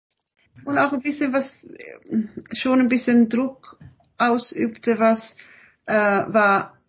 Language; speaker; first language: German; early bilingual, other home language; Italian